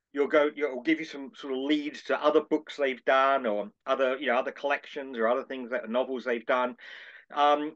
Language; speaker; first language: English; native; English